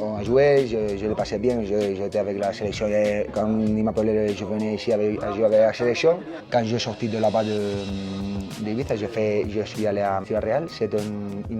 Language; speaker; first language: French; non-native, learner; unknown